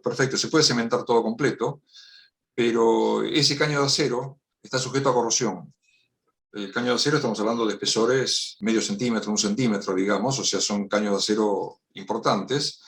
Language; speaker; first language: Spanish; native; Spanish